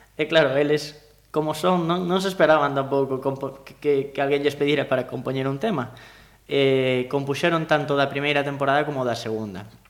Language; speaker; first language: Galician; native; Galician